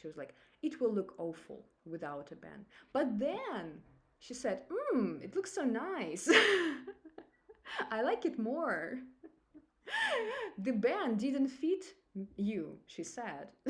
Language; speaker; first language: English; non-native, fluent; Russian